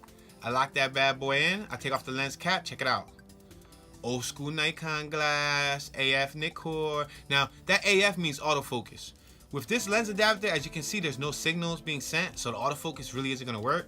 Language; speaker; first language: English; native; English